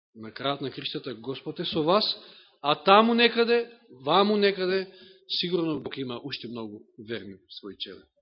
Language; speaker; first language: Macedonian; native; Macedonian